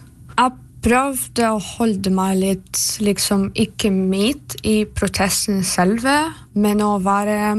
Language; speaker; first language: Norwegian; non-native, fluent; Russian